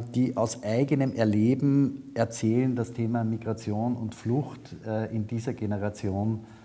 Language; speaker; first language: German; native; German